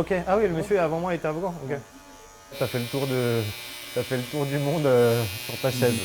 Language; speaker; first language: French; native; French